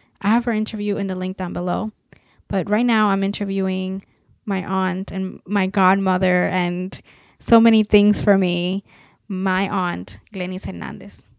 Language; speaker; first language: English; early bilingual, other home language; Spanish